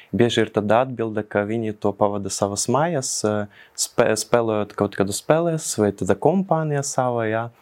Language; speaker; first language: Latvian; non-native, local second language; Russian